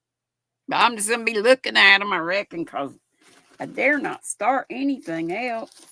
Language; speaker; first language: English; native; English